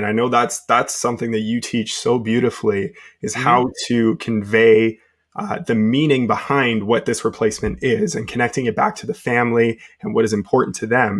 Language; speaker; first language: English; native; English